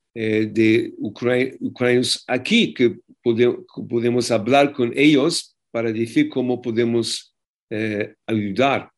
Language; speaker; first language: Spanish; non-native, fluent; English